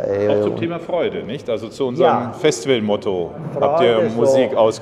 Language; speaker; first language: German; native; German